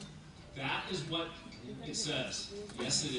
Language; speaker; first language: English; native; English